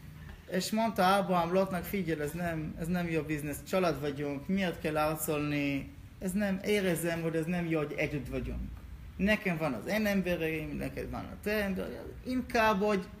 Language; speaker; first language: Hungarian; non-native, learner; Hebrew